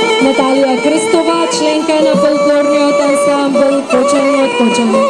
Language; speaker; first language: Macedonian; native; Macedonian